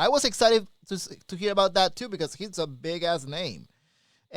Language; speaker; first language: English; native; English